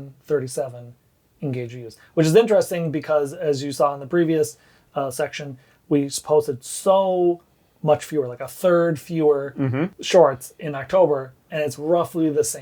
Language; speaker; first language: English; native; English